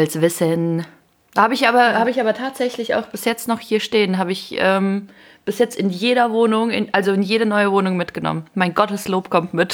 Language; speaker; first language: German; early bilingual, other home language; Ukrainian